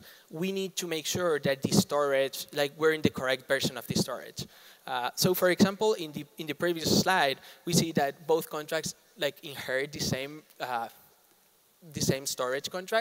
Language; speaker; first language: English; non-native, fluent; Spanish